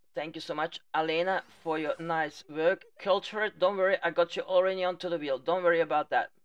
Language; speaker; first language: English; non-native, fluent; Dutch